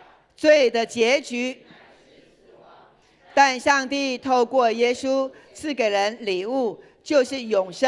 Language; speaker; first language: Chinese; native; Chinese